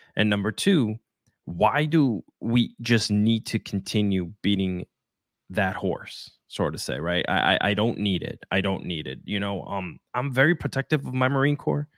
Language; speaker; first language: English; non-native, fluent; Spanish